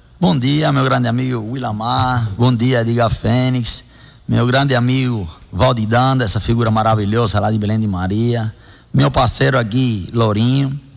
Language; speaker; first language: Portuguese; non-native, fluent; Spanish